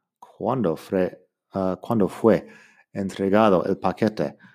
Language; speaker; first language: Spanish; non-native, fluent; English